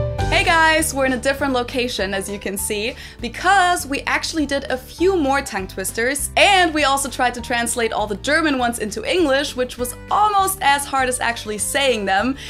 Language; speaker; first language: English; non-native, fluent; German